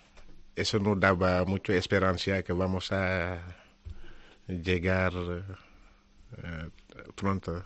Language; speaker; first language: Spanish; non-native, learner; Wolof